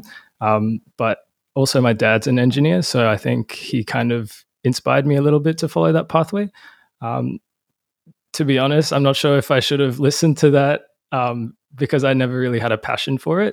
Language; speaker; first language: English; native; English